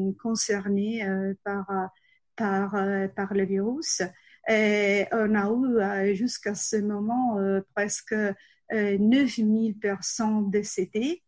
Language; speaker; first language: French; non-native, fluent; Italian